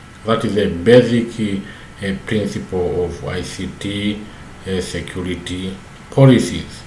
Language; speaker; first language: English; non-native, local second language; Swahili